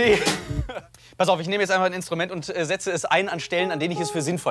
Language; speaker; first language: German; native; German